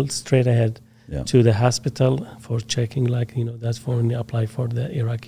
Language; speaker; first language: English; non-native, learner; Arabic